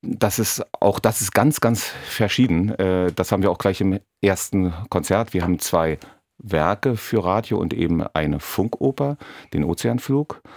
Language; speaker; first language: German; native; German